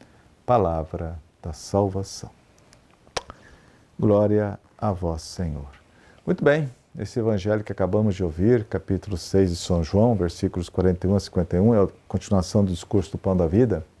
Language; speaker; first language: Portuguese; native; Portuguese